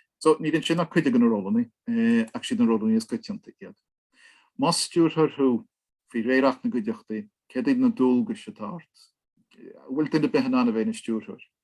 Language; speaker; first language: Irish; native; Irish